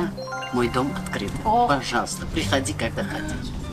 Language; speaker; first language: Russian; non-native, local second language; Georgian